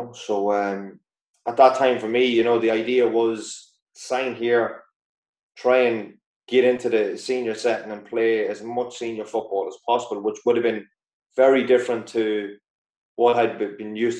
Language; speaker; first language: English; native; English